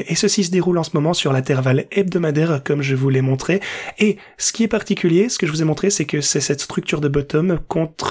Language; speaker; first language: French; native; French